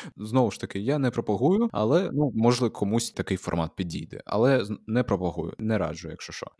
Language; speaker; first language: Ukrainian; non-native, local second language; Russian